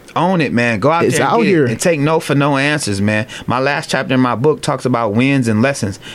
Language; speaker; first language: English; native; English